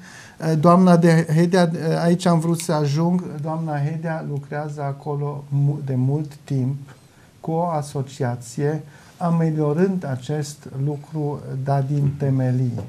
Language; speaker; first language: Romanian; non-native, local second language; German